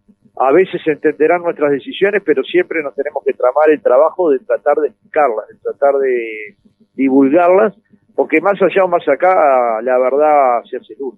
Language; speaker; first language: Spanish; native; Spanish